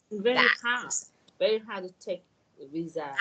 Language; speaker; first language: English; non-native, learner; Thai